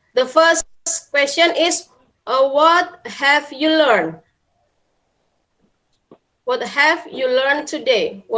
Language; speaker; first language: English; non-native, fluent; Indonesian